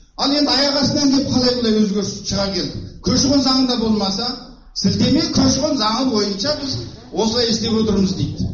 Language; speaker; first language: Kazakh; early bilingual, heritage; Kazakh